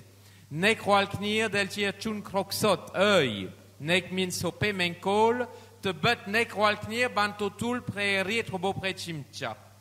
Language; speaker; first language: Khmer; non-native, fluent; French